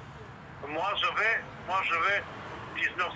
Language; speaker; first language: French; non-native, learner; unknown